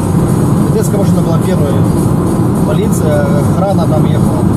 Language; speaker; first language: Russian; native; Russian